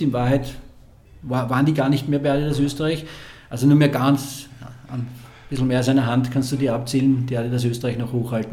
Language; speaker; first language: German; native; German